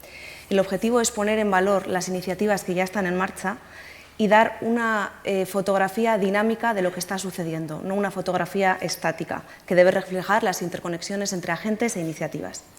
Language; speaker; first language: Spanish; native; Spanish